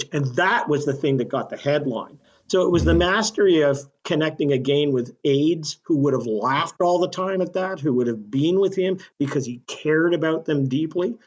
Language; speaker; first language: English; native; English